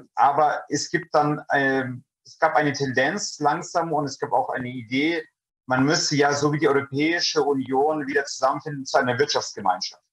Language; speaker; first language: German; early bilingual, other home language; Russian